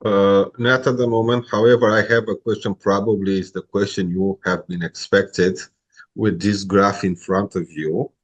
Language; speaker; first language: English; non-native, fluent; Romanian